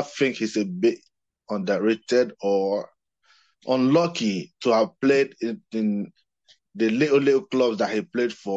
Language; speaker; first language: English; non-native, local second language; Igbo